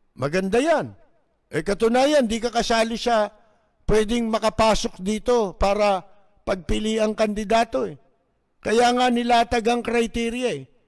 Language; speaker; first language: Filipino; native; Filipino